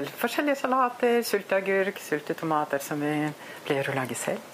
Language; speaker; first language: Norwegian; non-native, learner; Russian